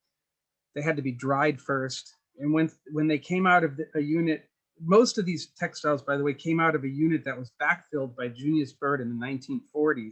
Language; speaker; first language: English; native; English